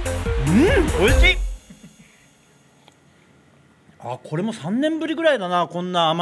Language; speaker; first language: Japanese; native; Japanese